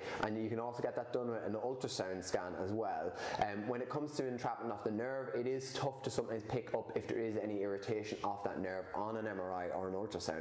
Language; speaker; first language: English; native; English